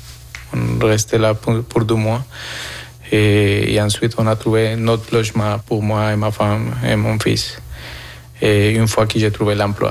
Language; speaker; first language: French; non-native, fluent; Spanish